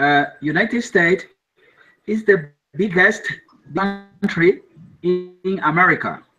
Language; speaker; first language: English; non-native, learner; Spanish